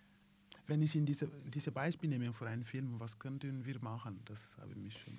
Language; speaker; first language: German; non-native, learner; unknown